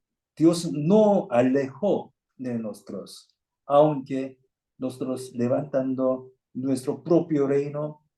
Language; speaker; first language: Spanish; non-native, fluent; Korean